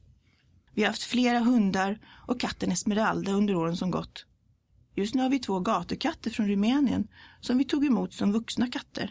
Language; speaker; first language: Swedish; early bilingual, other home language; English